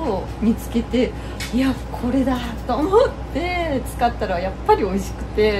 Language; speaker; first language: Japanese; native; Japanese